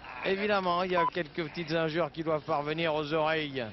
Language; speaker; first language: French; native; French